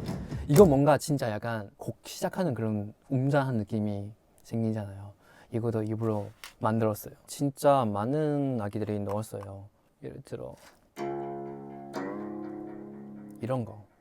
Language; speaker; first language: Korean; non-native, fluent; Chinese